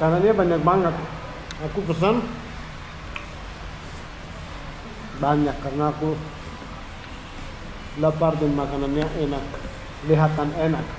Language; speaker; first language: Indonesian; non-native, learner; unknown